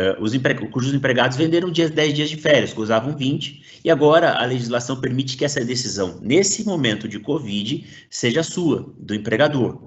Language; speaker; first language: Portuguese; native; Portuguese